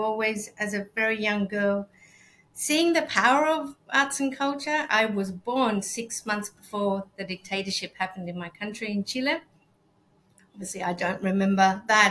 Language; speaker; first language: English; non-native, fluent; Spanish